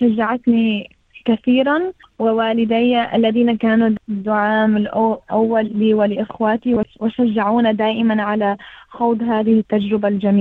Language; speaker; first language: Arabic; early bilingual, heritage; Arabic